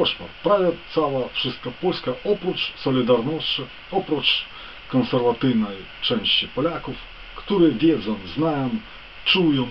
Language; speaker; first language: Polish; non-native, fluent; Ukrainian